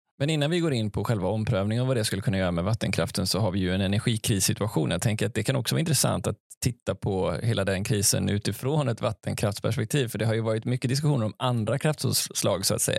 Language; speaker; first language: Swedish; native; Swedish